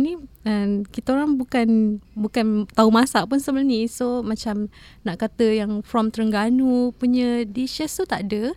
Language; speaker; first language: English; non-native, local second language; Malay